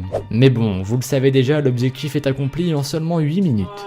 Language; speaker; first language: French; native; French